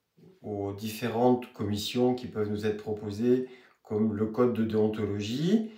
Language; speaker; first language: French; native; French